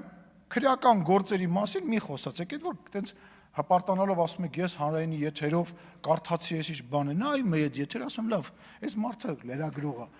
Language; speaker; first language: Armenian; native; Armenian